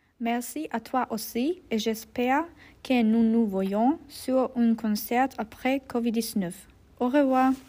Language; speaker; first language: French; non-native, learner; German